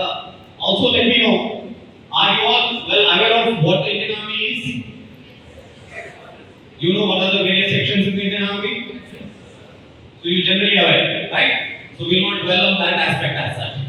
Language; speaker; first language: English; non-native, local second language; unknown